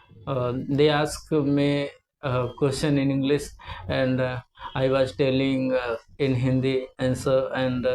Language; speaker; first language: English; non-native, learner; Hindi